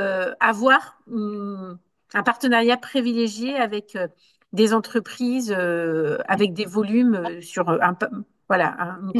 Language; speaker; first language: French; native; French